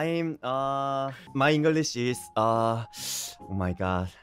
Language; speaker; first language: English; non-native, learner; Korean